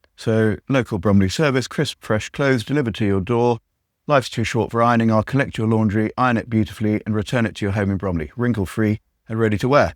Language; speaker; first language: English; native; English